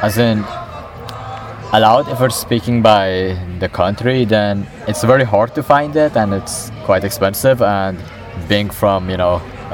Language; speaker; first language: English; non-native, fluent; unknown